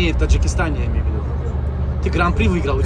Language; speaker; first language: Russian; non-native, local second language; Tajik